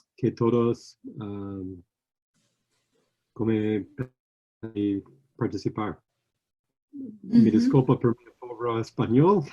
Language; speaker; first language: Spanish; non-native, learner; English